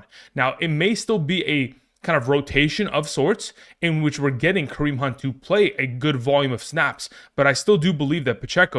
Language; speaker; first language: English; native; English